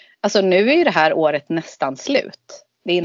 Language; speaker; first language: Swedish; native; Swedish